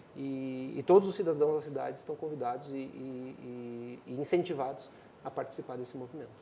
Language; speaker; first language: Portuguese; native; Portuguese